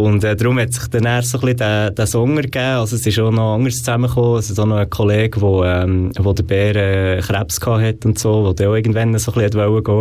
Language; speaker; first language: German; native; German